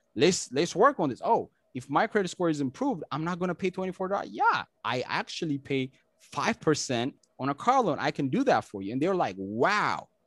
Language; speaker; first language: English; non-native, fluent; Amharic